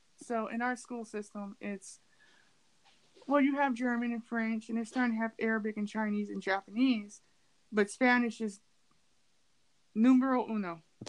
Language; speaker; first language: English; native; English